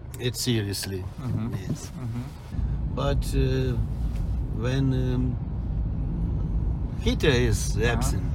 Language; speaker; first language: English; non-native, learner; Ukrainian